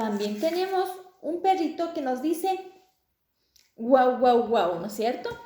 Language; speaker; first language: Spanish; native; Spanish